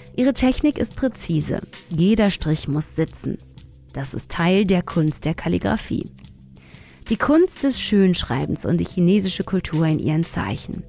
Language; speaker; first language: German; early bilingual, other home language; Tigrinya